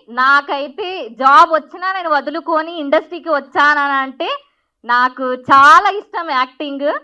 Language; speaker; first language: Telugu; non-native, local second language; Marathi